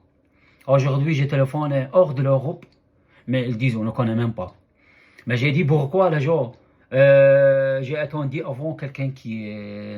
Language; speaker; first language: French; non-native, fluent; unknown